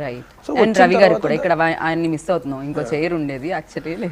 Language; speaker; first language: Telugu; native; Telugu